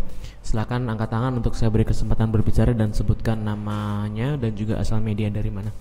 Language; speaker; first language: Indonesian; native; Indonesian